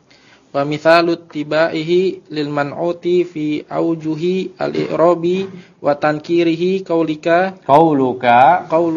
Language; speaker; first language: Arabic; non-native, learner; Indonesian